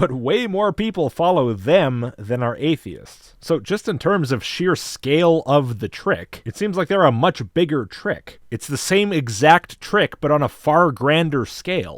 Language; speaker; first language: English; native; English